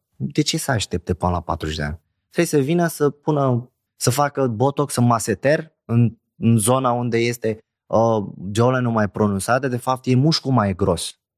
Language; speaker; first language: Romanian; non-native, fluent; Arabic